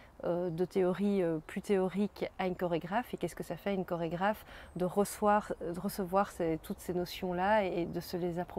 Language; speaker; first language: French; native; French